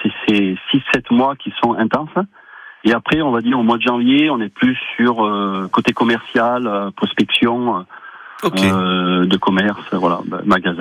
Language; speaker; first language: French; native; French